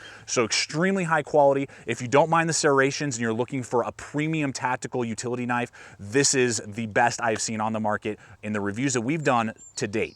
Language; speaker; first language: English; native; English